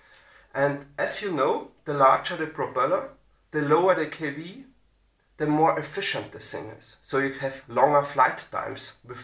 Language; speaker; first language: English; non-native, fluent; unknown